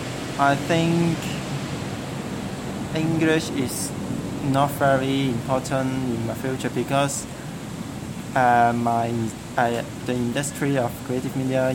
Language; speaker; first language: English; non-native, learner; Cantonese